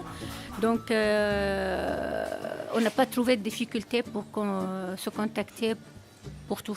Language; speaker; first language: French; non-native, fluent; Arabic